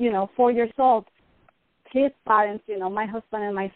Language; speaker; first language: English; non-native, fluent; Spanish